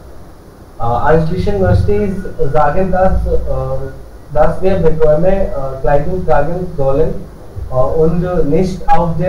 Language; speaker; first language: German; non-native, learner; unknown